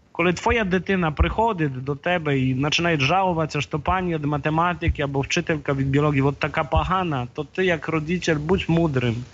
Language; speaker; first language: Ukrainian; non-native, fluent; Polish